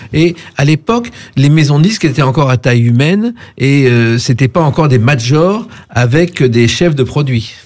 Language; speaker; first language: French; native; French